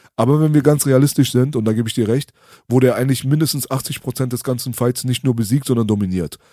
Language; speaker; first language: German; early bilingual, other home language; Persian